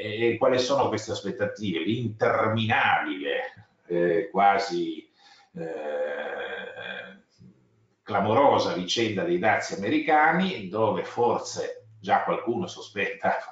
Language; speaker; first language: Italian; native; Italian